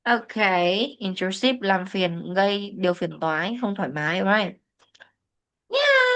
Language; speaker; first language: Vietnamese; native; Vietnamese